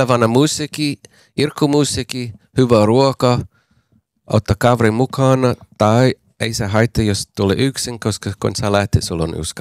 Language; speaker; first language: Finnish; non-native, learner; English